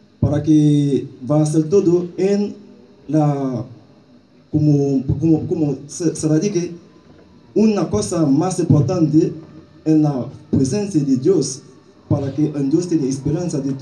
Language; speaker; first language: Spanish; non-native, learner; Haitian Creole